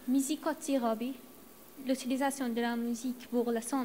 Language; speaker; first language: French; non-native, learner; Arabic